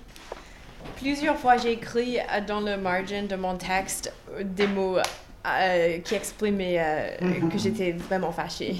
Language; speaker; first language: French; non-native, fluent; English